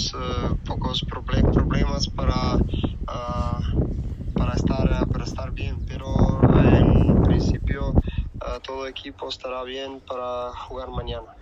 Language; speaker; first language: Spanish; non-native, fluent; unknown